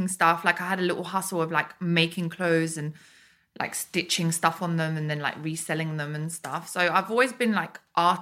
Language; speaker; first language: English; early bilingual, other home language; Bulgarian